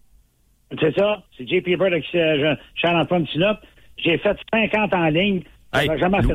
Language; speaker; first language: French; native; French